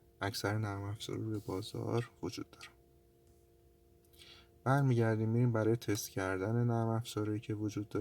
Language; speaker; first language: Persian; native; Persian